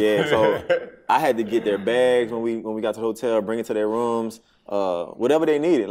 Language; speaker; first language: English; native; English